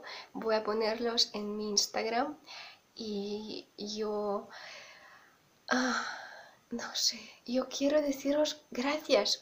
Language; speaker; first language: Spanish; non-native, fluent; Russian